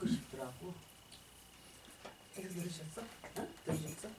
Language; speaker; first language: Korean; native; Korean